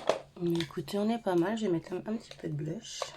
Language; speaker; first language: French; native; French